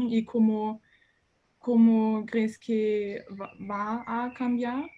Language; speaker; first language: Spanish; non-native, learner; German